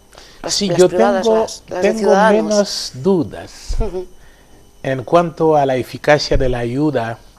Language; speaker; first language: Spanish; non-native, fluent; Haitian Creole